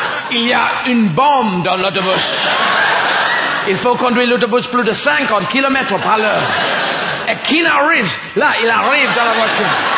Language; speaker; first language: French; non-native, learner; English